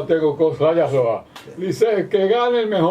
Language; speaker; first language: Spanish; native; Spanish